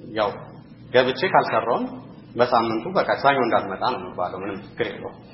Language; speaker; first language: Amharic; native; Amharic